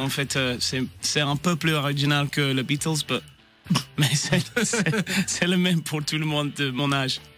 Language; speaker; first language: French; non-native, learner; English